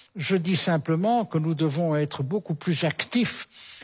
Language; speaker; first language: French; native; French